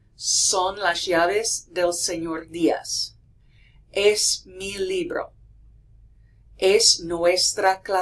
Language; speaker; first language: Spanish; non-native, fluent; English